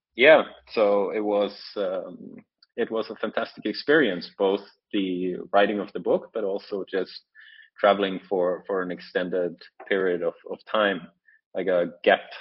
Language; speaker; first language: English; non-native, fluent; Norwegian